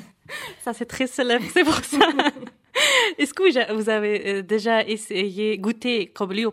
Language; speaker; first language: French; non-native, fluent; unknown